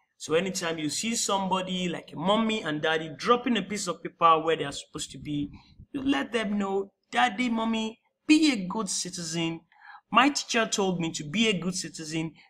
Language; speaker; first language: English; non-native, local second language; Yoruba